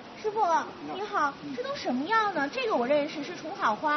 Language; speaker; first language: Chinese; native; Chinese